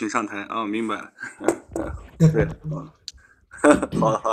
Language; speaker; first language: Chinese; native; Chinese